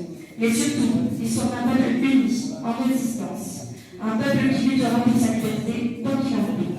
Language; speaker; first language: French; native; French